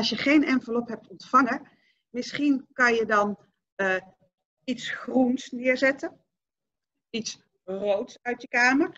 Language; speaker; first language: Dutch; native; Dutch